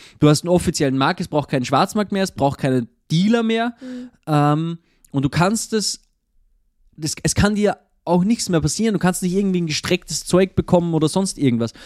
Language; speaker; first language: German; native; German